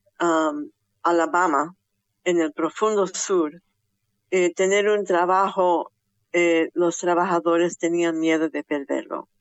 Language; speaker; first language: Spanish; early bilingual, heritage; Spanish